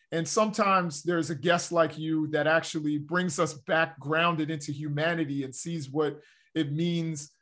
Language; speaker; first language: English; native; English